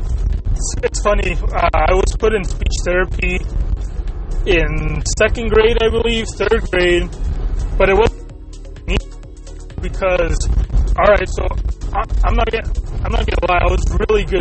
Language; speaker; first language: English; early bilingual, other home language; Spanish